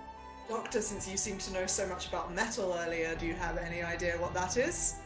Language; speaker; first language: English; native; English